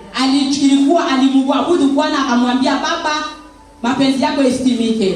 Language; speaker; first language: Swahili; non-native, local second language; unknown